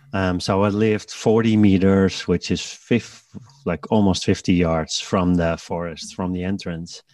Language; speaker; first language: English; non-native, fluent; Dutch